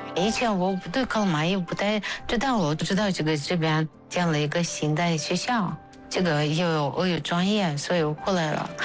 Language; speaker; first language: Chinese; non-native, fluent; Russian